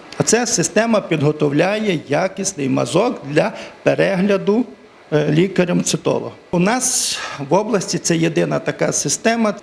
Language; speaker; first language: Ukrainian; native; Ukrainian